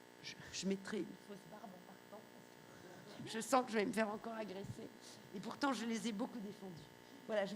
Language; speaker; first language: French; native; French